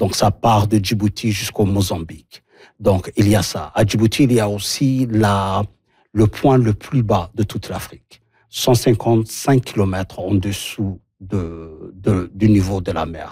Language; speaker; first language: French; non-native, local second language; Somali